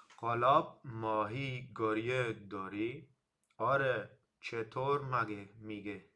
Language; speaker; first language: Persian; non-native, learner; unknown